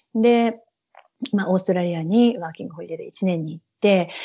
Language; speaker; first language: Japanese; native; Japanese